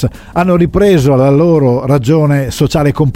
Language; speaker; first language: Italian; native; Italian